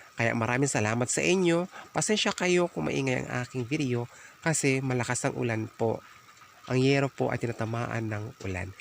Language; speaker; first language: Filipino; native; Filipino